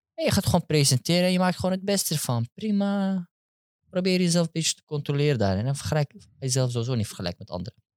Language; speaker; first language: Dutch; early bilingual, other home language; Turkish